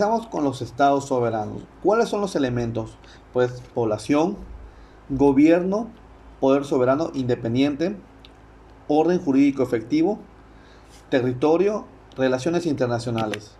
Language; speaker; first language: Spanish; native; Spanish